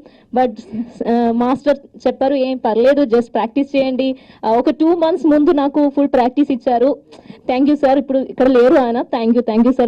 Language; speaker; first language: Telugu; non-native, learner; Malayalam